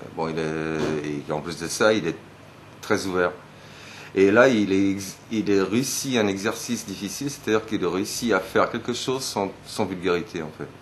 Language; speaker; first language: French; native; French